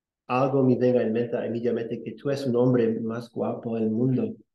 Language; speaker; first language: Spanish; non-native, learner; English